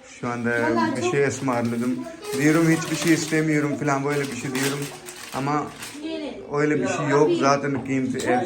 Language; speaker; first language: Turkish; non-native, learner; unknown